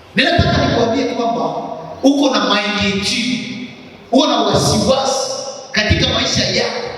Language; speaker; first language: Swahili; native; Swahili